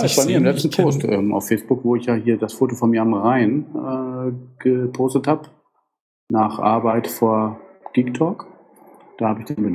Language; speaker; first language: German; native; German